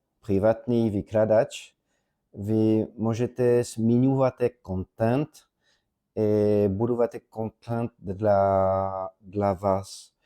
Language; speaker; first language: Polish; non-native, learner; French